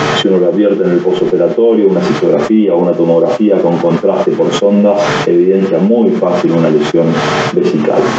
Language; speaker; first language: Spanish; native; Spanish